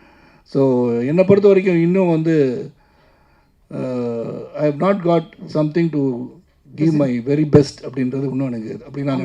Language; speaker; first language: Tamil; native; Tamil